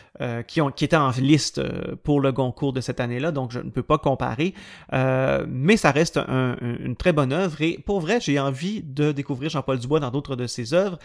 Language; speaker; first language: French; native; French